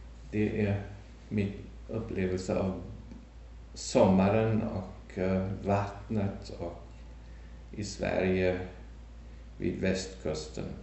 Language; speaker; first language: Swedish; early bilingual, heritage; German